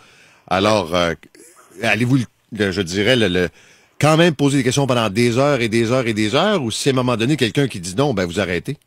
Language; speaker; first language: French; native; French